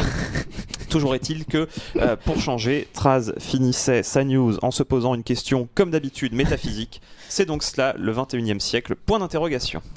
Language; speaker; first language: French; native; French